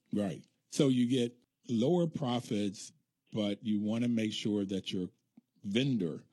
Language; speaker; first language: English; native; English